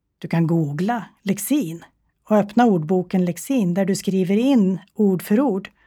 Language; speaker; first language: Swedish; native; Swedish